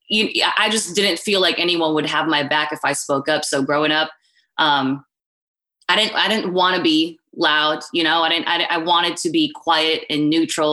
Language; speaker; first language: English; non-native, local second language; Filipino